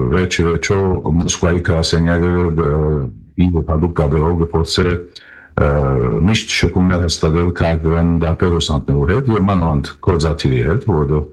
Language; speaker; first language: Armenian; early bilingual, heritage; Armenian